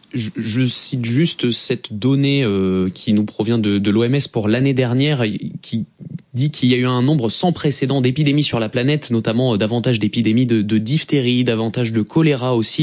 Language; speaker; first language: French; native; French